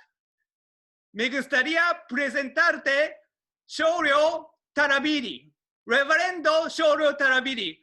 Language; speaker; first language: Spanish; non-native, learner; Japanese